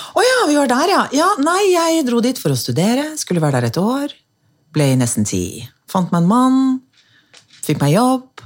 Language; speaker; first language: Norwegian; native; Norwegian